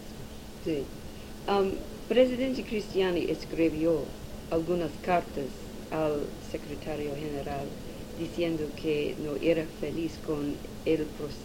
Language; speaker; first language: Spanish; non-native, learner; English